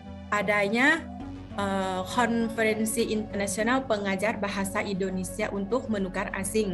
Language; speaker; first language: Indonesian; non-native, fluent; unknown